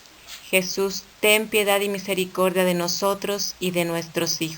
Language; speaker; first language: Spanish; native; Spanish